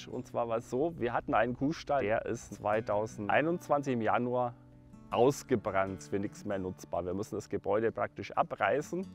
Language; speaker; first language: German; native; German